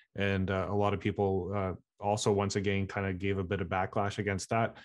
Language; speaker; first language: English; native; English